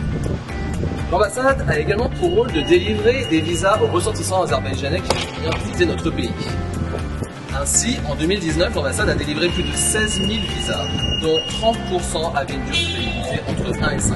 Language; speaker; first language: French; native; French